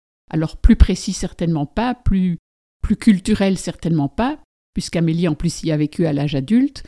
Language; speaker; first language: French; native; French